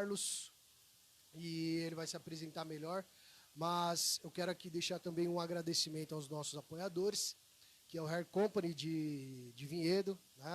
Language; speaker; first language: Portuguese; native; Portuguese